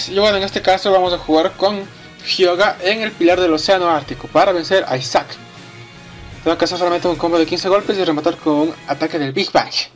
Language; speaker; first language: Spanish; native; Spanish